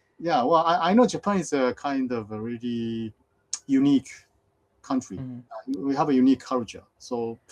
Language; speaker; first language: English; non-native, fluent; Japanese